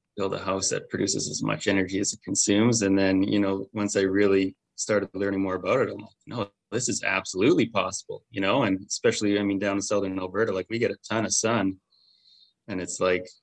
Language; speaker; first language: English; native; English